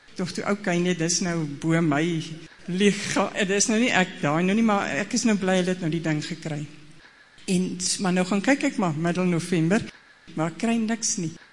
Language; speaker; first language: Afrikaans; native; Afrikaans